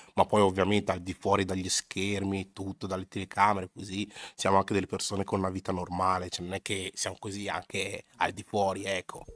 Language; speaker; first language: Italian; early bilingual, other home language; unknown